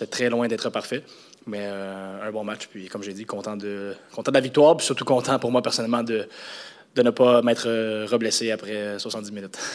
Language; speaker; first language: French; native; French